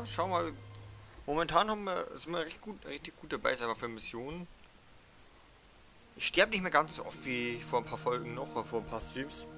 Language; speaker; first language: German; native; German